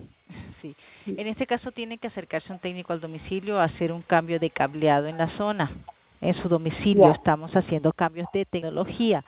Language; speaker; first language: Spanish; native; Spanish